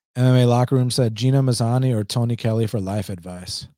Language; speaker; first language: English; early bilingual, other home language; Spanish